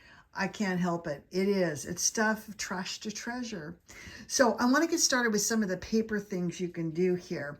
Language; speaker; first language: English; native; English